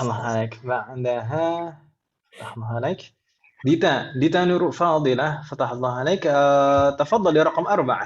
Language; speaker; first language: Arabic; non-native, fluent; Indonesian